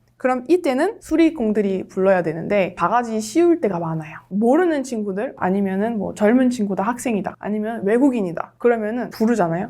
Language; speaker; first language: Korean; non-native, fluent; French